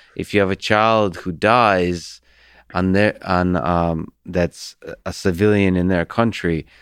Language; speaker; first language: English; early bilingual, other home language; Russian